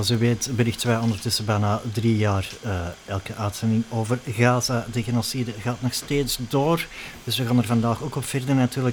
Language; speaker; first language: Dutch; native; Dutch